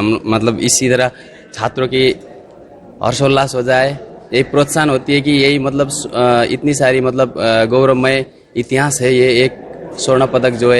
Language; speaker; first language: Hindi; native; Hindi